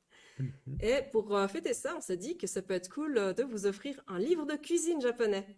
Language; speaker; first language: French; native; French